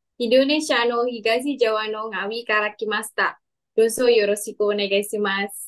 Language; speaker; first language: Japanese; non-native, learner; Indonesian